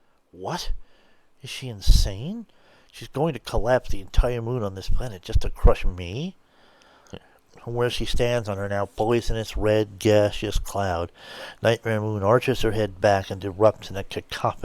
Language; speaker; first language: English; native; English